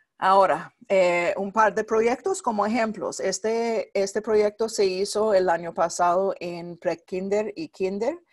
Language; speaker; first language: Spanish; non-native, fluent; English